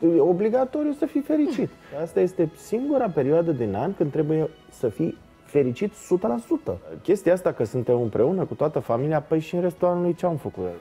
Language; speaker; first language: Romanian; native; Romanian